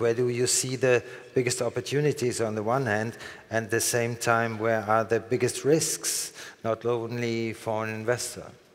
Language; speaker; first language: English; non-native, fluent; German